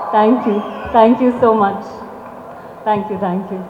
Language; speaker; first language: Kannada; non-native, learner; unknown